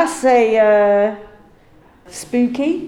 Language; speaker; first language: French; non-native, learner; English